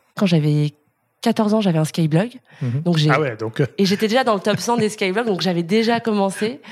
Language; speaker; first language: French; native; French